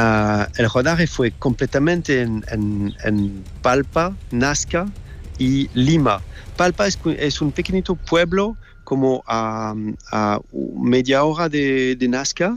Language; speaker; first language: Spanish; non-native, fluent; French